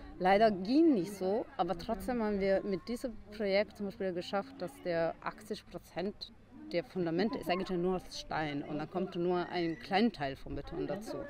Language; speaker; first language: German; non-native, fluent; Italian